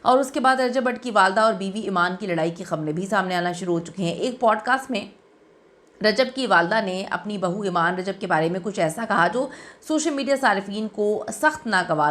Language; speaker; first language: Urdu; native; Urdu